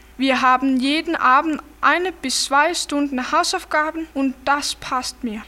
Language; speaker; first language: German; non-native, learner; Danish